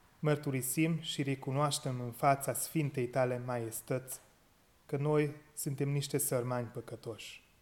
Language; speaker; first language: Romanian; non-native, local second language; Hungarian